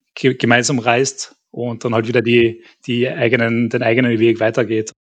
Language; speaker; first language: German; native; German